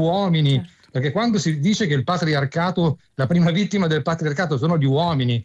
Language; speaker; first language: Italian; native; Italian